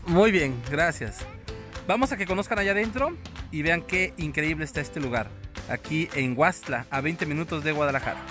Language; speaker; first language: Spanish; native; Spanish